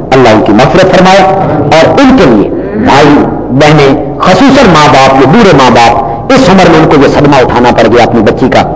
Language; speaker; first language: Urdu; non-native, local second language; Punjabi